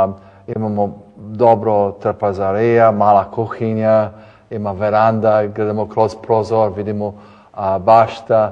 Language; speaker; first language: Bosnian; early bilingual, heritage; English